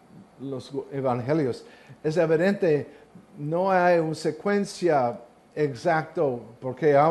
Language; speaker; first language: Spanish; non-native, learner; English